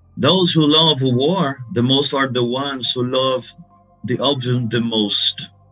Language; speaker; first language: English; non-native, fluent; Portuguese